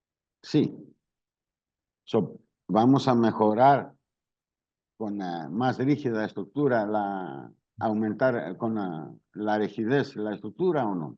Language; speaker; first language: Spanish; non-native, learner; Greek